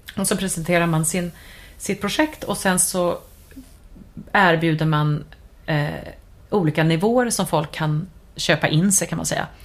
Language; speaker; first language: Swedish; native; Swedish